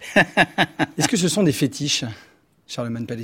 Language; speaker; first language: French; native; French